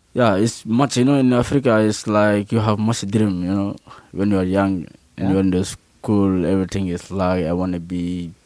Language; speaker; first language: English; non-native, learner; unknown